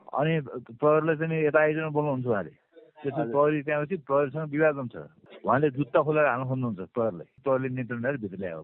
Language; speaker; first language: Nepali; native; Nepali